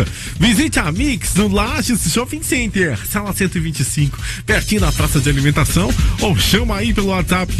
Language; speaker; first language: Portuguese; native; Portuguese